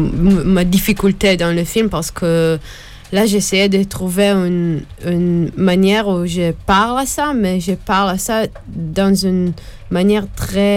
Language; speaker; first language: French; non-native, learner; Hebrew